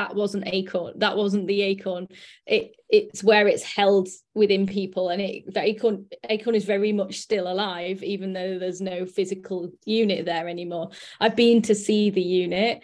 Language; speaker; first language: English; native; English